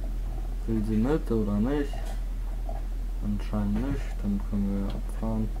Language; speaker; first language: German; native; German